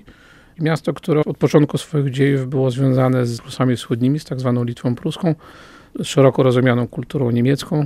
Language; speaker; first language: Polish; native; Polish